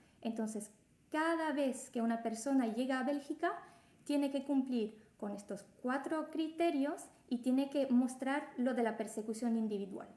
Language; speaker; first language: Spanish; non-native, fluent; French